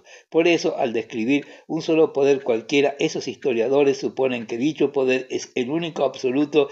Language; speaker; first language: Spanish; native; Spanish